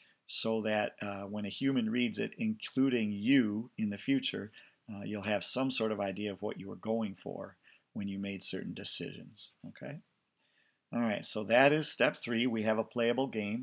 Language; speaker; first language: English; native; English